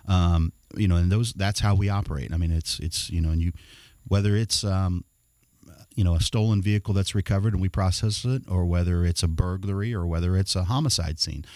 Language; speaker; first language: English; native; English